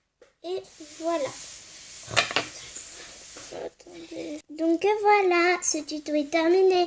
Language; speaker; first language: French; native; French